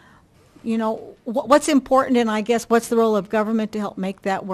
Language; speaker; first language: English; native; English